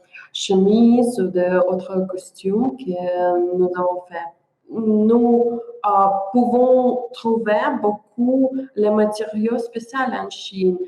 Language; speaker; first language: French; non-native, learner; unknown